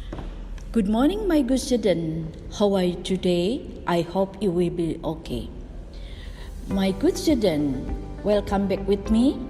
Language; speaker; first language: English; non-native, learner; Indonesian